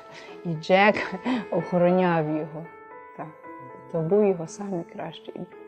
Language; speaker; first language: Ukrainian; native; Ukrainian